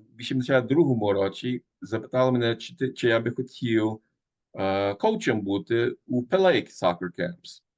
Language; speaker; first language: Ukrainian; early bilingual, heritage; Ukrainian